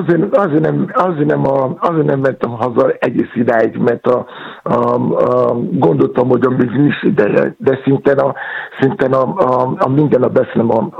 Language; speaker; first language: Hungarian; non-native, learner; Yoruba